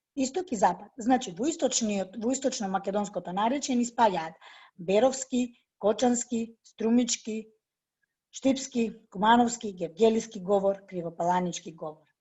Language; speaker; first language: Macedonian; native; Macedonian